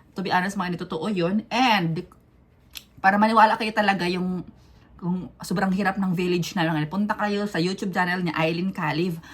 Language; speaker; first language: Filipino; non-native, local second language; Cebuano